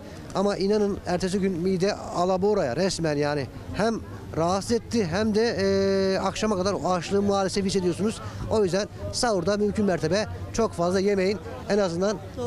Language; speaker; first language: Turkish; native; Turkish